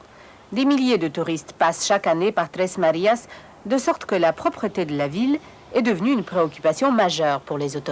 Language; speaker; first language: French; native; French